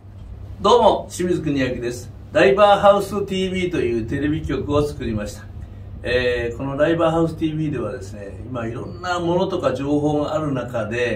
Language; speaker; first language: Japanese; native; Japanese